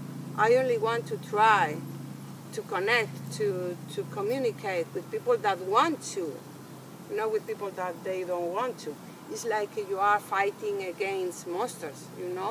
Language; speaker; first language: English; non-native, fluent; Spanish